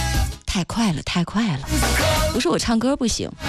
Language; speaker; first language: Chinese; native; Chinese